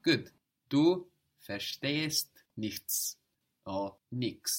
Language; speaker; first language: German; non-native, fluent; English